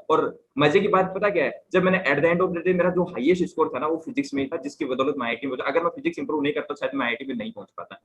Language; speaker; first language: Hindi; native; Hindi